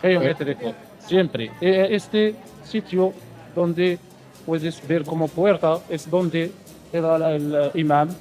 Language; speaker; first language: Spanish; non-native, learner; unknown